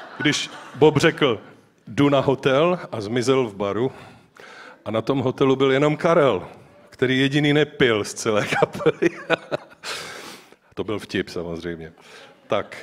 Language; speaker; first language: Czech; native; Czech